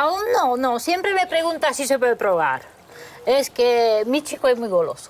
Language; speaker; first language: Spanish; non-native, fluent; Romanian